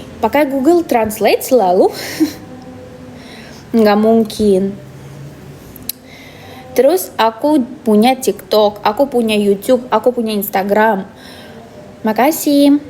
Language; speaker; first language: Indonesian; non-native, fluent; Russian